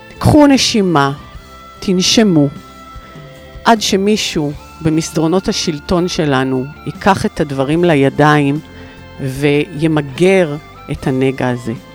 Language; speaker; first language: Hebrew; native; Hebrew